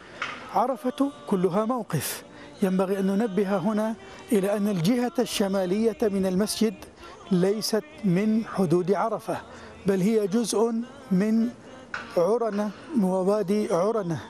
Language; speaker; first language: Arabic; native; Arabic